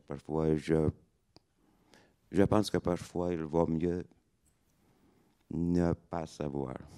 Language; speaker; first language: French; non-native, fluent; Lithuanian